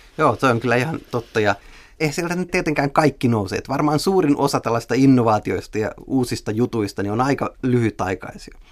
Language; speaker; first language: Finnish; native; Finnish